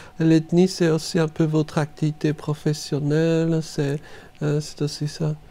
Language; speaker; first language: French; native; French